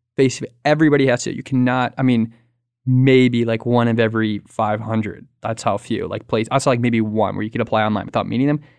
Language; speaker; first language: English; native; English